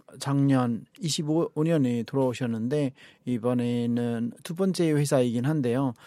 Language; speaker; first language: Korean; non-native, fluent; Nepali